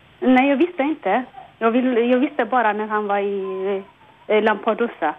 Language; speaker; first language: Swedish; non-native, learner; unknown